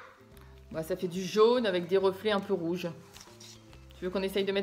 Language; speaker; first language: French; native; French